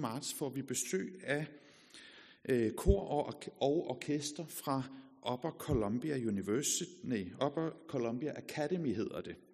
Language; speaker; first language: Danish; native; Danish